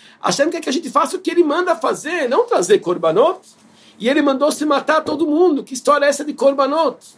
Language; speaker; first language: Portuguese; non-native, fluent; Hebrew